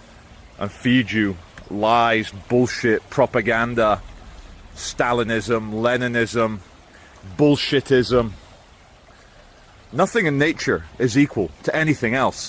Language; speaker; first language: English; native; English